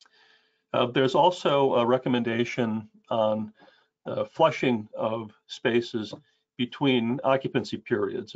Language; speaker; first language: English; native; English